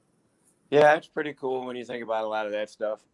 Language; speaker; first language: English; native; English